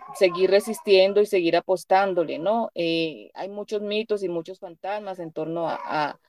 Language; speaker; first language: Spanish; native; Spanish